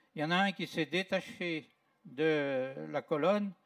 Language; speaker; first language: French; native; French